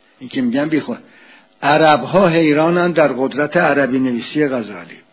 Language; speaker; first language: Persian; native; Persian